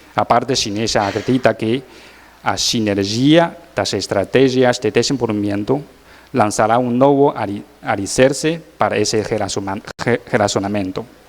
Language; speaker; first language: Portuguese; non-native, learner; Chinese